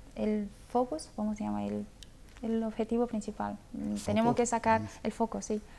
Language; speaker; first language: Spanish; non-native, fluent; Romanian